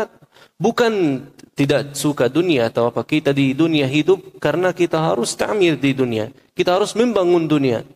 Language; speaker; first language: Indonesian; non-native, fluent; Arabic